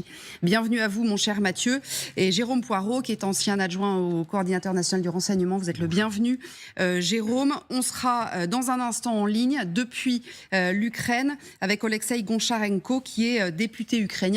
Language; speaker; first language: French; native; French